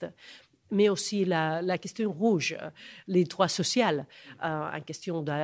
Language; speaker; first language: French; non-native, fluent; Catalan